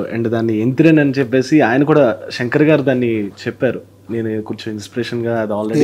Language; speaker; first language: Telugu; native; Telugu